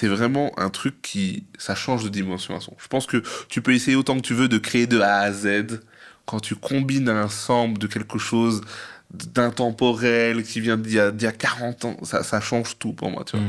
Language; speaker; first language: French; native; French